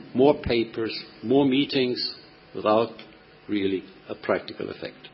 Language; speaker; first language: English; non-native, fluent; Japanese